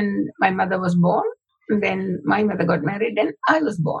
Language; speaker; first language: English; non-native, local second language; Tamil